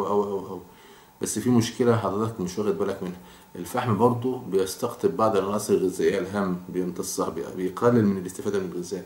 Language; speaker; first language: Arabic; native; Arabic